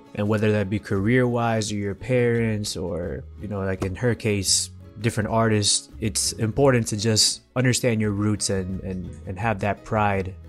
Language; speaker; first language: English; early bilingual, other home language; Spanish